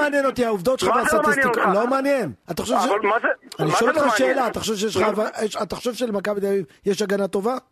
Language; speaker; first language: Hebrew; native; Hebrew